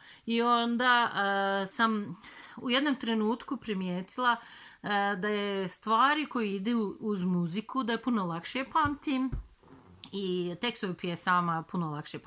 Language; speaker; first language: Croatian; non-native, fluent; Turkish